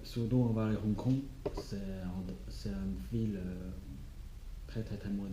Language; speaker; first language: French; non-native, learner; Chinese